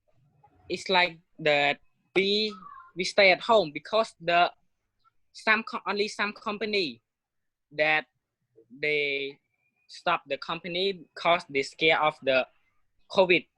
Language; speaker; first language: English; non-native, learner; Khmer